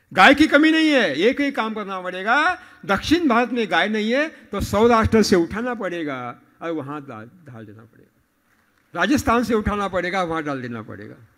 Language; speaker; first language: Hindi; non-native, local second language; Marathi